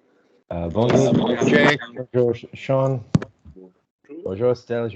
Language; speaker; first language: French; non-native, learner; English